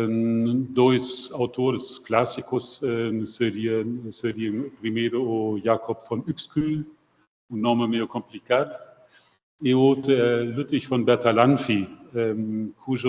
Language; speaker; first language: Portuguese; non-native, fluent; German